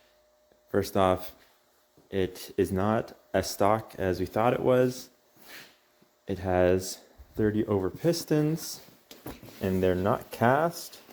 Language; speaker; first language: English; native; English